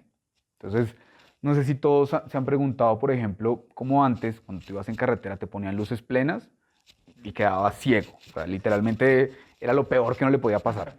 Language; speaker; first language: Spanish; native; Spanish